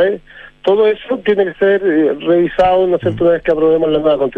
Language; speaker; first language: Spanish; native; Spanish